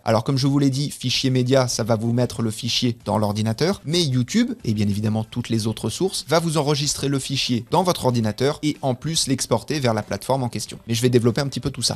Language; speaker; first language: French; native; French